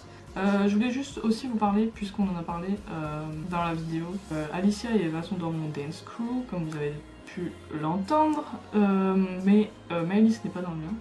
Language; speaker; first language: French; native; French